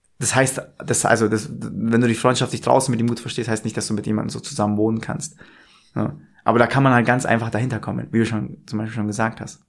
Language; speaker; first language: German; native; German